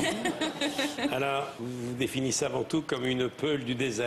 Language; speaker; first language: French; native; French